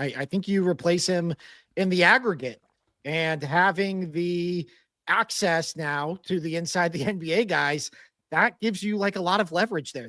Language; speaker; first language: English; native; English